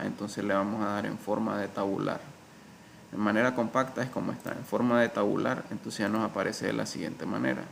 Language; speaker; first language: Spanish; native; Spanish